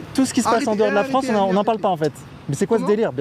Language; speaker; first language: French; native; French